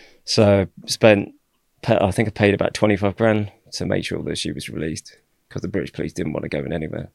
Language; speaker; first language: English; native; English